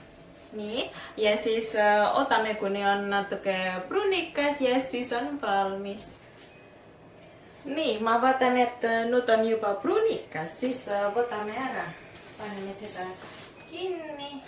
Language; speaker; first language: Estonian; non-native, learner; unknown